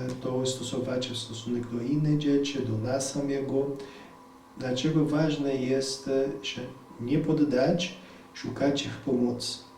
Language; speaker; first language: Polish; non-native, fluent; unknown